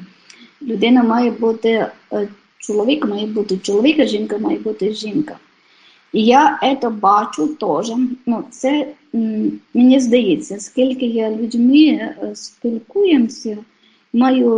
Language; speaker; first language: Ukrainian; non-native, fluent; Polish